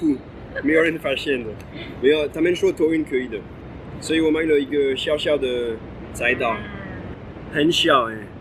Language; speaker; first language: Chinese; non-native, fluent; French